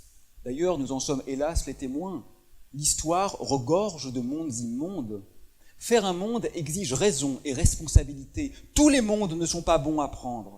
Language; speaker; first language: French; native; French